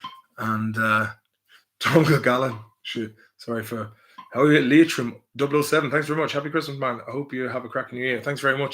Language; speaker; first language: English; native; English